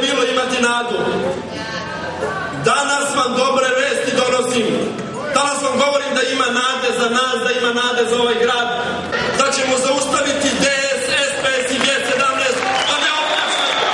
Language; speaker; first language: Serbian; native; Serbian